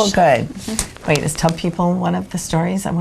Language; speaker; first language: English; native; English